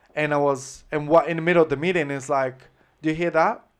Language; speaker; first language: English; non-native, fluent; Italian